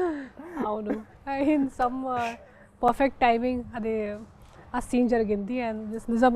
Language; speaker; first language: Telugu; non-native, fluent; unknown